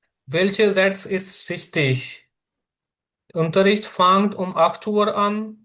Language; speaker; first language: German; non-native, learner; Urdu